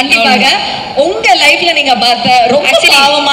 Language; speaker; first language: Tamil; native; Tamil